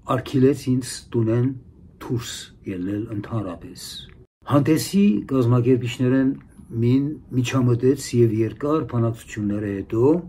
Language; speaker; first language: Armenian; early bilingual, heritage; Armenian